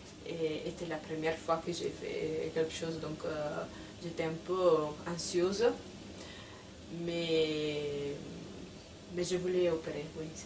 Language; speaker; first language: French; non-native, fluent; Italian